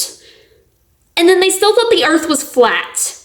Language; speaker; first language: English; native; English